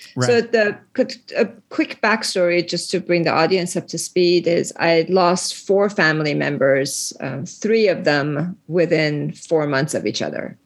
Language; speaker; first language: English; early bilingual, other home language; Persian